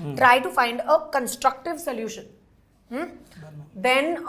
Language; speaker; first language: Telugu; non-native, local second language; Hindi